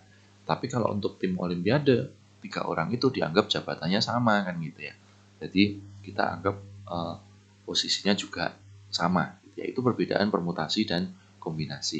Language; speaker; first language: Indonesian; native; Indonesian